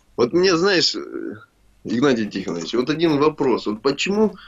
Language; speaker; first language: Russian; native; Russian